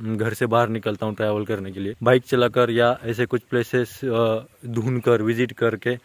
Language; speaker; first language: Hindi; non-native, local second language; Marathi